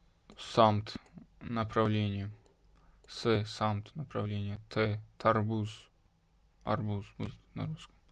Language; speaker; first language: Russian; non-native, local second language; Tajik